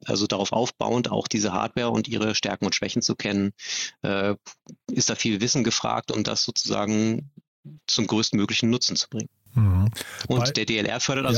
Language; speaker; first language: German; native; German